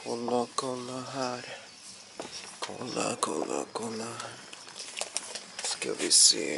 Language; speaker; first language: Swedish; non-native, learner; Russian